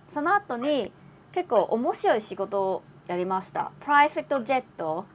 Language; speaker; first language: Japanese; non-native, fluent; Cantonese